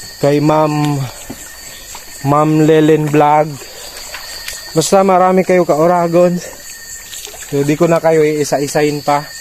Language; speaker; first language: Filipino; non-native, local second language; Bikol